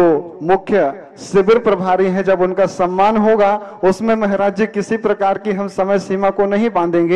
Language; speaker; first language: Hindi; native; Hindi